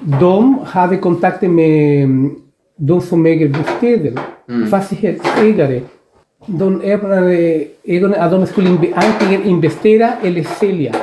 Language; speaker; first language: Swedish; non-native, fluent; Spanish